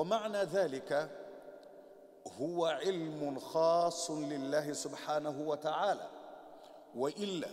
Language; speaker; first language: Arabic; non-native, fluent; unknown